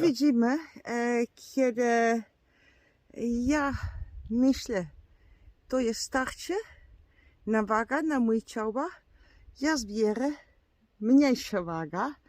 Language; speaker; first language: Polish; non-native, learner; Dutch